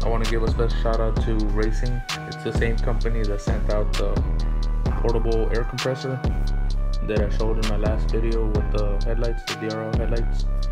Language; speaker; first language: English; early bilingual, other home language; Spanish